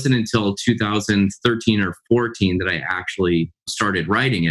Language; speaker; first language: English; native; English